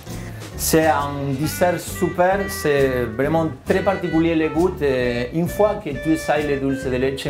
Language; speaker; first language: French; non-native, fluent; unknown